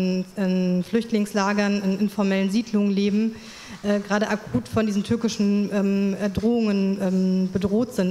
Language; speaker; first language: German; native; German